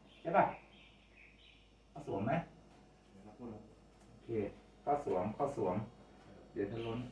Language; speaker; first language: Thai; native; Thai